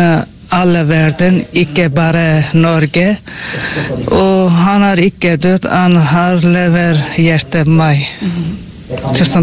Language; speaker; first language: Norwegian; non-native, learner; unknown